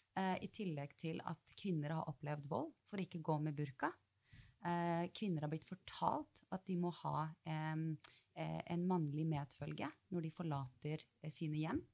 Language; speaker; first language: Norwegian; early bilingual, other home language; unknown